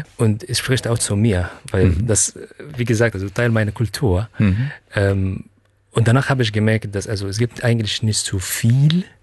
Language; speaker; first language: German; non-native, fluent; Arabic